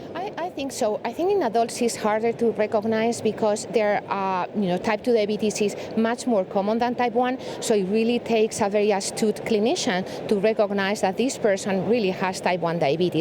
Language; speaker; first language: English; non-native, fluent; Spanish